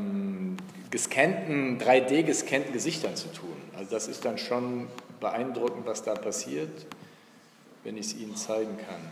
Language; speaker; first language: German; native; German